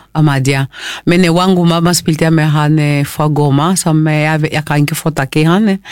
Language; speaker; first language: Norwegian; non-native, fluent; Lingala